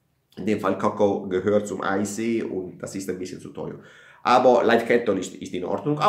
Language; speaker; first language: German; non-native, fluent; Italian